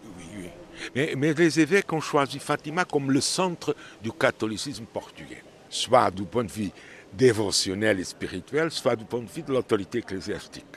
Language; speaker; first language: French; non-native, fluent; Portuguese